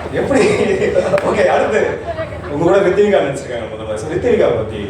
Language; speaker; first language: Tamil; native; Tamil